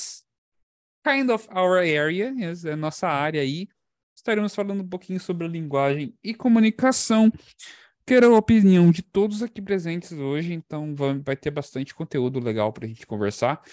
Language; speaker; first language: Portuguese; native; Portuguese